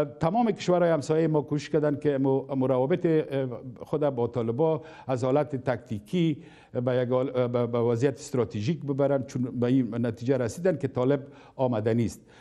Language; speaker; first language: Persian; non-native, local second language; Pashto